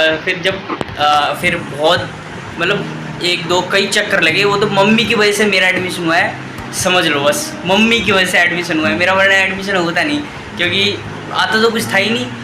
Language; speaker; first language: Hindi; native; Hindi